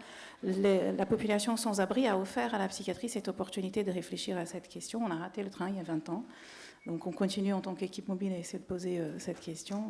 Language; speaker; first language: French; native; French